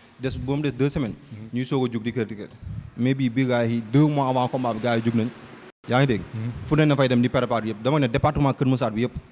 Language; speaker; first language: Wolof; native; Wolof